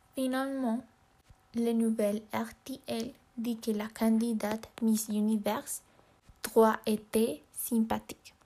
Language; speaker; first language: French; non-native, learner; Spanish